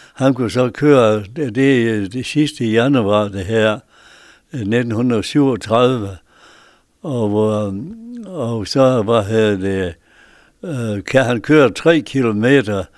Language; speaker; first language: Danish; native; Danish